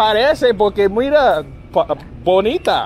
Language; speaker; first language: Spanish; non-native, learner; English